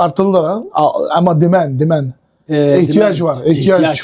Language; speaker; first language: Turkish; non-native, learner; Uyghur